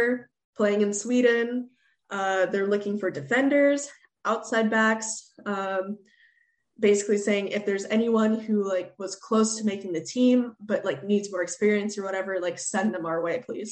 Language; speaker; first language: English; native; English